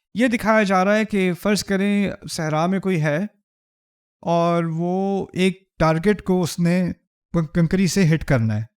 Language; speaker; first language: Urdu; early bilingual, heritage; Urdu